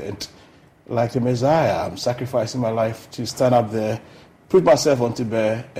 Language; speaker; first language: English; non-native, local second language; Akan